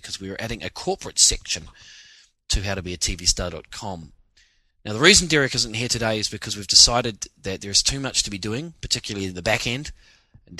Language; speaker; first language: English; native; English